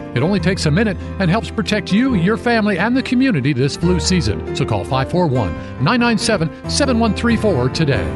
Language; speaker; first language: English; native; English